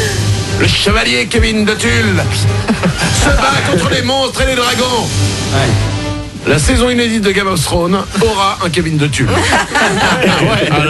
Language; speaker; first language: French; native; French